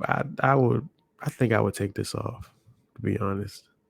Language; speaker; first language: English; native; English